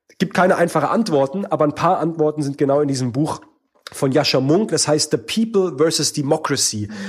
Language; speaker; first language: German; native; German